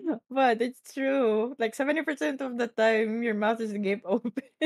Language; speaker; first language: English; non-native, local second language; Filipino